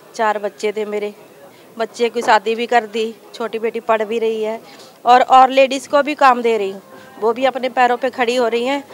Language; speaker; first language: Hindi; native; Hindi